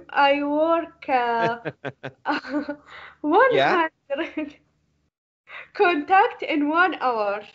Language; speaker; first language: English; non-native, learner; Arabic